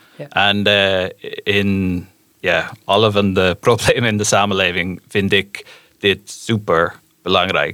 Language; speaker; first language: Dutch; non-native, fluent; English